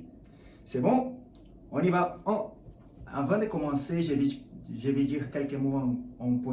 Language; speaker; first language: French; non-native, learner; Portuguese